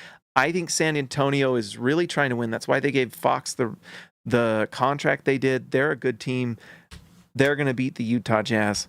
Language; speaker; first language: English; native; English